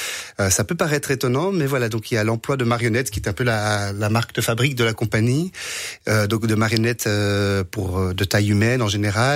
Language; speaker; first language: French; native; French